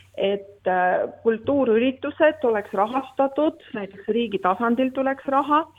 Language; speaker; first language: Estonian; non-native, local second language; Russian